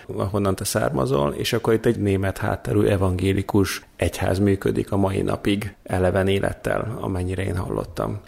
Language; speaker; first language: Hungarian; native; Hungarian